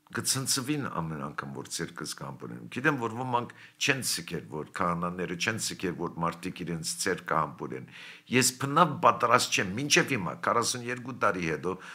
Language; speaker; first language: Armenian; early bilingual, heritage; Armenian